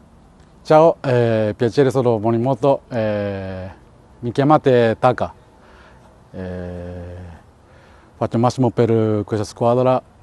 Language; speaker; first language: Italian; non-native, learner; Japanese